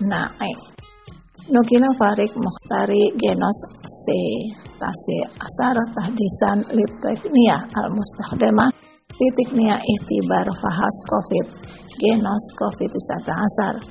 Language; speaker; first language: Arabic; non-native, fluent; Indonesian